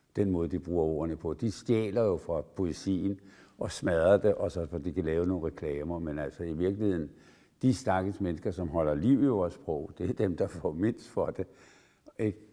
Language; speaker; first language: Danish; native; Danish